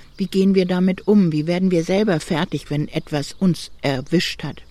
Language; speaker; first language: German; native; German